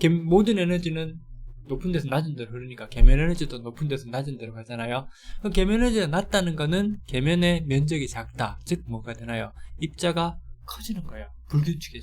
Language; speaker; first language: Korean; native; Korean